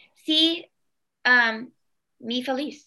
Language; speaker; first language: Spanish; non-native, learner; English